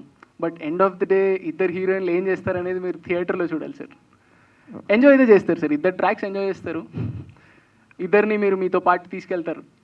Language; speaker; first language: Telugu; native; Telugu